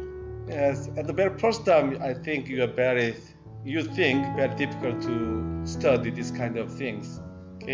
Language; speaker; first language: English; non-native, learner; Korean